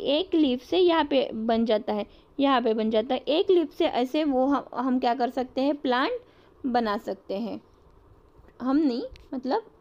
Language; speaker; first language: Hindi; non-native, local second language; Marathi